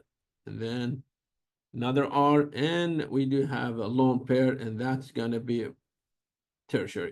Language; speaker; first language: English; non-native, fluent; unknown